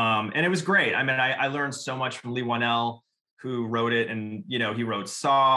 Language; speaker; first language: English; native; English